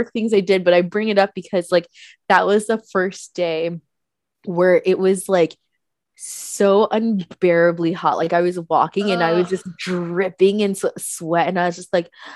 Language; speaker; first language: English; native; English